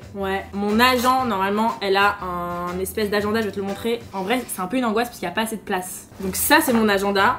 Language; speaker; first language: French; native; French